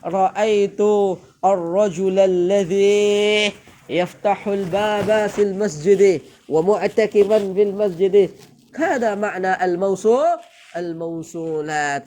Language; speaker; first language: Arabic; non-native, fluent; Indonesian